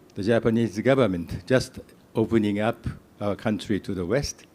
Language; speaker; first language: English; non-native, fluent; Japanese